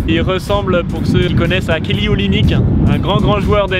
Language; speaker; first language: French; native; French